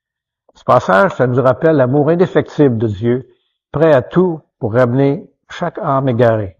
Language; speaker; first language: French; native; French